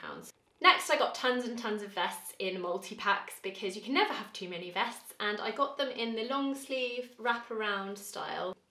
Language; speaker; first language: English; native; English